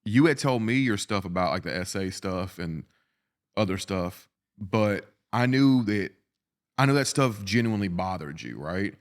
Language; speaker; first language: English; native; English